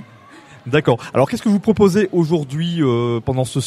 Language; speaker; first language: French; native; French